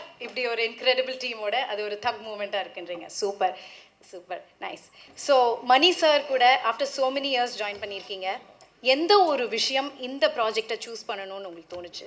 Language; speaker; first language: Tamil; native; Tamil